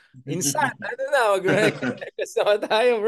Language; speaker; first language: English; non-native, local second language; Filipino